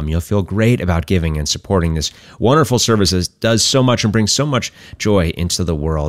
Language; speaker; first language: English; native; English